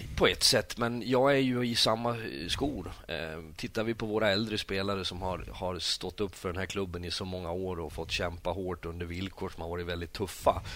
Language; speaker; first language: Swedish; native; Swedish